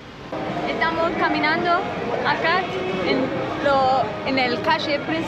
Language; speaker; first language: Spanish; non-native, learner; English